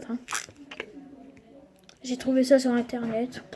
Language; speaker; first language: French; native; French